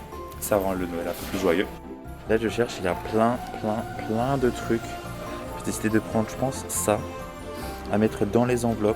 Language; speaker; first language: French; native; French